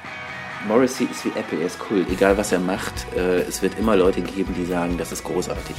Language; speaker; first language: German; native; German